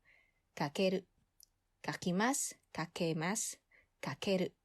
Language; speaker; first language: Japanese; non-native, fluent; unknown